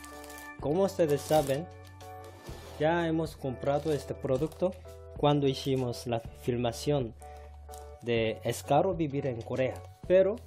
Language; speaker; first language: Spanish; non-native, fluent; Korean